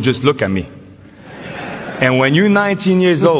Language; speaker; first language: English; non-native, fluent; French